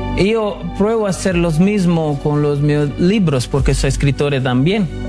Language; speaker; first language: Spanish; non-native, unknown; Italian